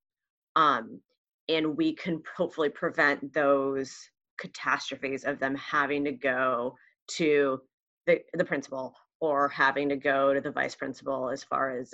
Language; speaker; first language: English; early bilingual, other home language; Spanish